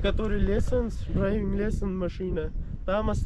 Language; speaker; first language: Russian; non-native, learner; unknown